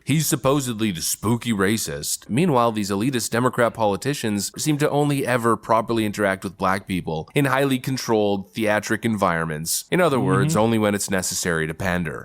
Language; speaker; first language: English; native; English